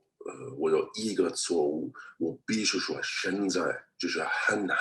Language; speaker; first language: Chinese; non-native, learner; English